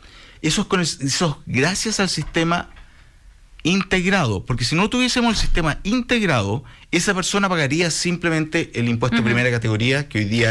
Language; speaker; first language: Spanish; native; Spanish